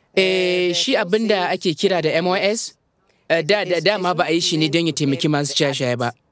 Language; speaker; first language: Hausa; native; Hausa